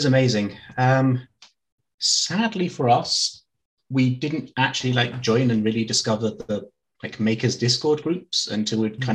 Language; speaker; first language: English; native; English